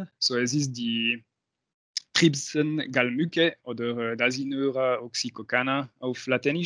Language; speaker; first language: German; non-native, local second language; French